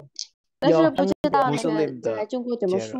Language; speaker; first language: Chinese; non-native, learner; Indonesian